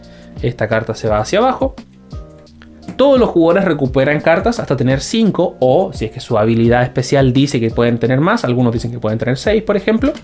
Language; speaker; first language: Spanish; native; Spanish